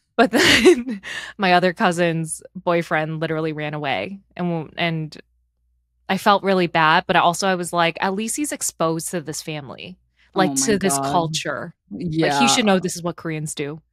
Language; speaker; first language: English; native; English